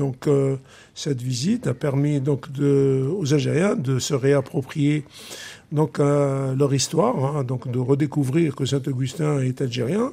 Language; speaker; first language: French; non-native, local second language; Arabic